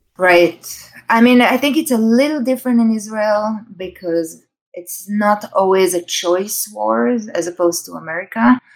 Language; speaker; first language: English; non-native, fluent; Hebrew